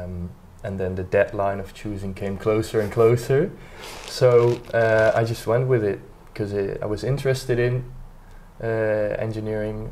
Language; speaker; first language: English; non-native, fluent; Dutch